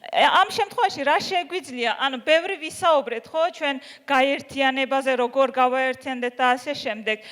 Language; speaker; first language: Georgian; non-native, local second language; Azerbaijani